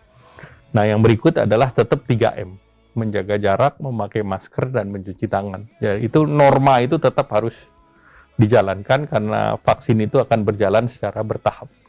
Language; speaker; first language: Indonesian; native; Indonesian